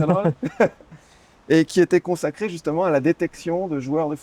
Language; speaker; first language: French; native; French